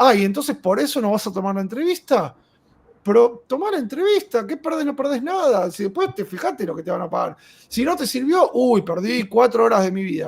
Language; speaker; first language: Spanish; native; Spanish